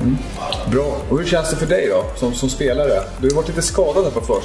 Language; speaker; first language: Swedish; native; Swedish